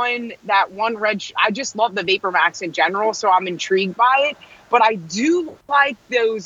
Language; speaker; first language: English; native; English